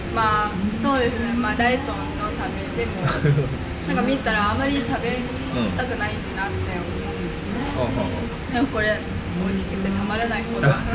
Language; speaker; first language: Japanese; non-native, fluent; Vietnamese